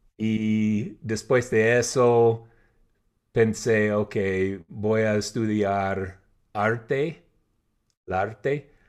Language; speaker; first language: Spanish; non-native, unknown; English